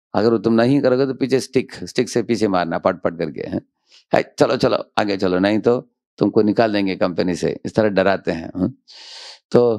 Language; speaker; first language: Hindi; non-native, local second language; Telugu